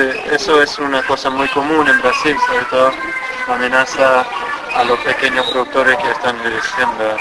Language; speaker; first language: Spanish; non-native, fluent; English